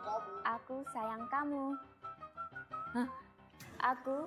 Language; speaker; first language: Indonesian; non-native, learner; Korean